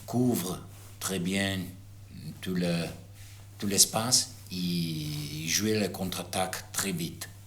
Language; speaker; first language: French; non-native, fluent; Italian